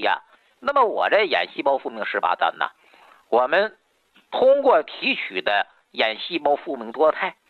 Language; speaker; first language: Chinese; native; Chinese